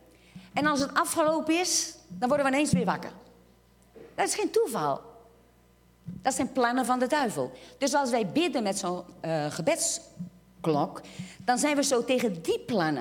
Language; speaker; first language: Dutch; non-native, fluent; Portuguese